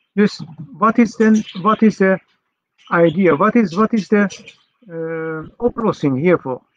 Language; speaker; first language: Dutch; non-native, fluent; Persian